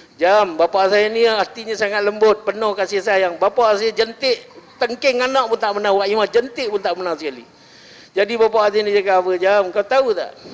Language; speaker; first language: Malay; native; Malay